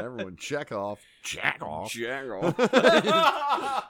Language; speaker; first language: English; native; English